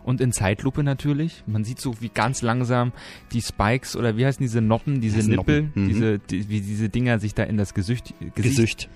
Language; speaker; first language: German; native; German